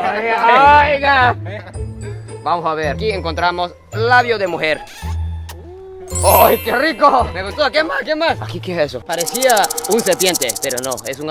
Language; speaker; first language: Spanish; non-native, fluent; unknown